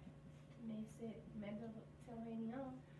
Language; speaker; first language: French; non-native, learner; English